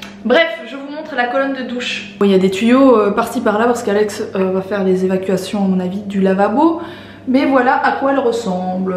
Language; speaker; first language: French; native; French